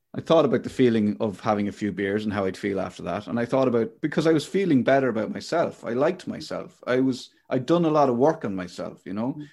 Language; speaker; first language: English; native; English